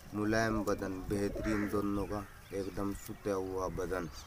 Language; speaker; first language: Hindi; native; Hindi